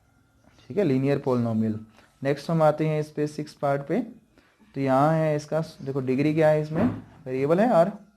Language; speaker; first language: Hindi; native; Hindi